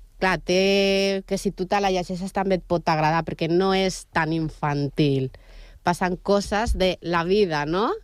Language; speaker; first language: Catalan; non-native, local second language; Spanish